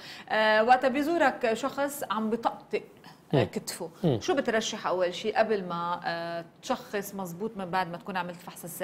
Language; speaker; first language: Arabic; native; Arabic